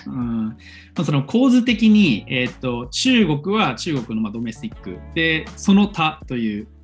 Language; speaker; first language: Japanese; native; Japanese